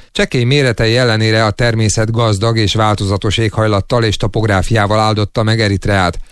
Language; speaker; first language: Hungarian; native; Hungarian